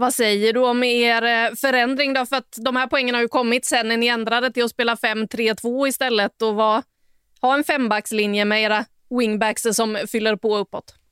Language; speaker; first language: Swedish; native; Swedish